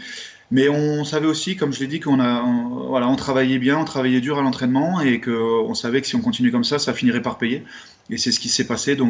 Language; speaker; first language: French; native; French